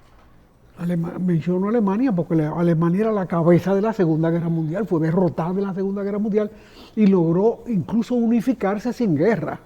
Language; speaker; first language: Spanish; native; Spanish